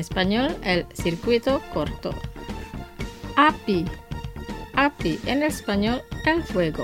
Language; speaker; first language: Spanish; non-native, fluent; Indonesian